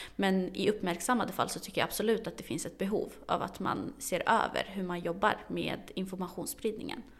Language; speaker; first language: Swedish; early bilingual, other home language; Arabic